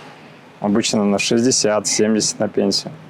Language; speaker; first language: Russian; native; Russian